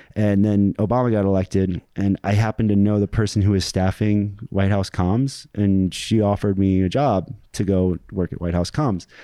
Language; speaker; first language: English; native; English